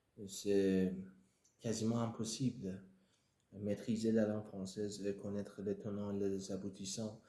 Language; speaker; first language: French; non-native, fluent; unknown